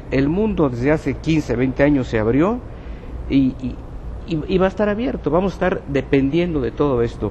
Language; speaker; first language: Spanish; native; Spanish